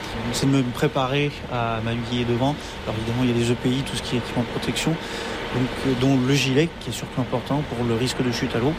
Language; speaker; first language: French; native; French